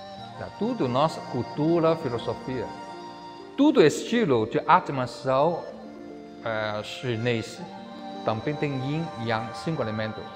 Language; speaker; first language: Portuguese; non-native, learner; Chinese